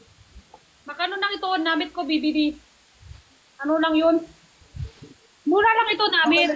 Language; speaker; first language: Filipino; non-native, learner; Chinese